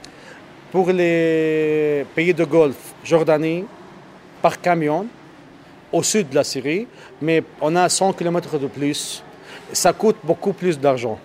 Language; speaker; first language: French; non-native, learner; Arabic